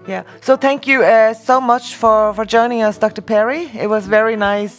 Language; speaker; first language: English; non-native, fluent; Norwegian